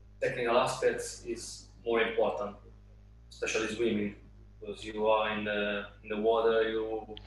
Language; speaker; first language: English; non-native, learner; Italian